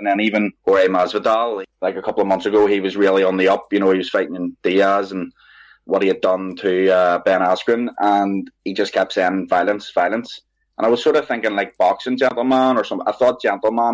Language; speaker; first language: English; native; English